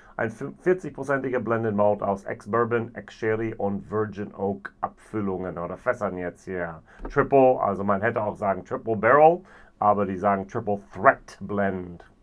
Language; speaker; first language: German; non-native, fluent; English